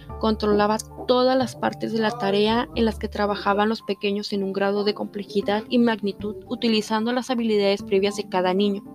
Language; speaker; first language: Spanish; native; Spanish